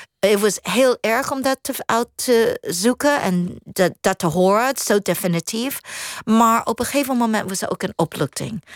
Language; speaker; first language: Dutch; non-native, fluent; Cantonese